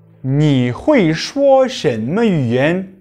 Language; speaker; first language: Chinese; non-native, fluent; Kazakh